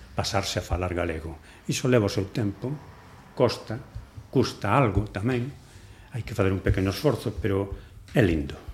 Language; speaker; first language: Galician; non-native, local second language; Spanish